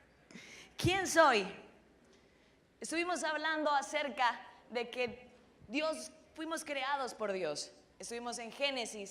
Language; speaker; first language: Spanish; native; Spanish